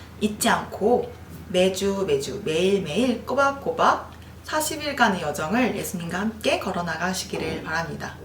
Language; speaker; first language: Korean; native; Korean